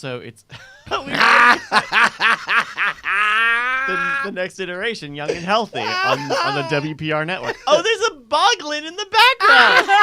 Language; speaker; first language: English; native; English